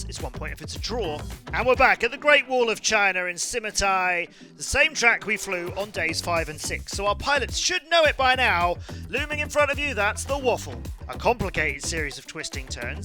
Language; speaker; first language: English; native; English